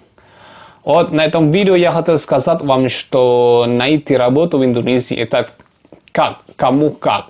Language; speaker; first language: Russian; non-native, learner; Javanese